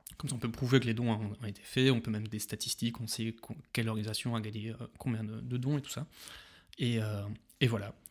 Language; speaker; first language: French; native; French